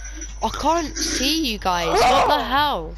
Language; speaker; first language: English; native; English